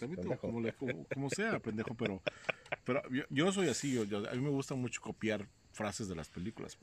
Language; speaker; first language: Spanish; native; Spanish